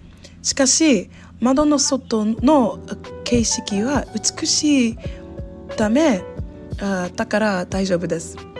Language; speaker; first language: Japanese; non-native, learner; English